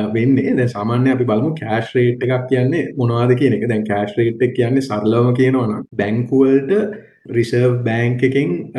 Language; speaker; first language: Sinhala; non-native, local second language; Tamil